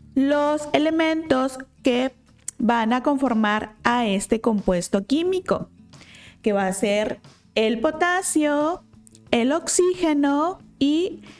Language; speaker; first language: Spanish; native; Spanish